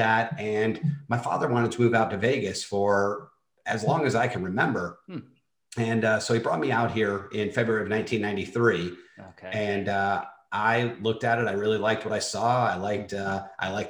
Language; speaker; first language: English; native; English